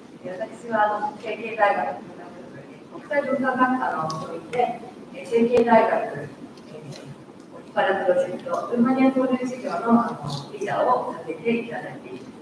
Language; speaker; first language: Japanese; native; Japanese